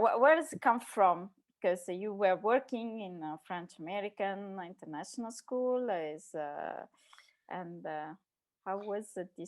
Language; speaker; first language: English; non-native, learner; Italian